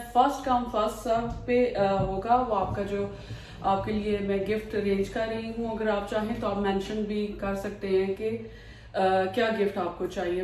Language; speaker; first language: Urdu; native; Urdu